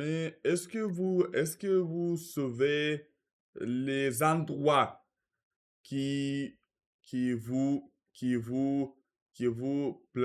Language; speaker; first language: French; non-native, learner; Russian